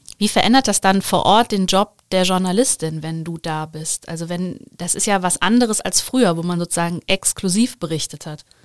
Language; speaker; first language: German; native; German